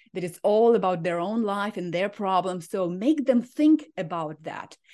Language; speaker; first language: English; non-native, fluent; Ukrainian